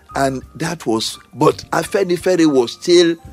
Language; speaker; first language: English; non-native, local second language; Yoruba